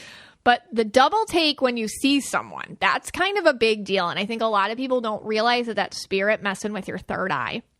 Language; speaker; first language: English; native; English